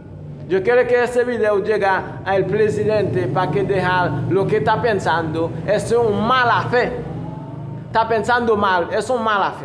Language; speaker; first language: Spanish; non-native, fluent; Haitian Creole